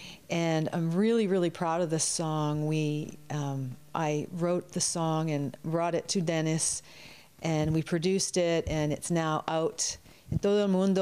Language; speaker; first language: English; early bilingual, other home language; Spanish